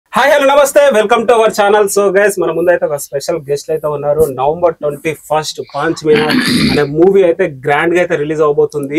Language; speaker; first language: Telugu; native; Telugu